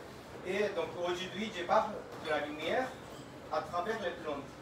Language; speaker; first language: French; non-native, fluent; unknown